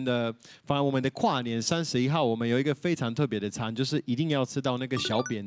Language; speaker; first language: Chinese; non-native, fluent; Italian